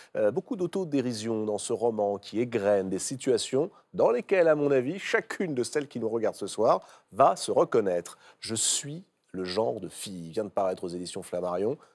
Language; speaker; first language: French; native; French